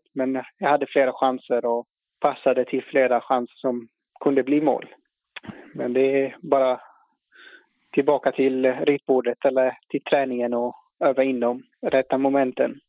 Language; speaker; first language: Swedish; non-native, fluent; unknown